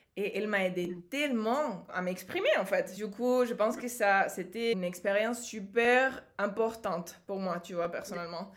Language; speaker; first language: French; native; French